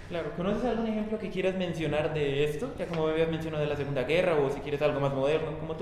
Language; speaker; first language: Spanish; native; Spanish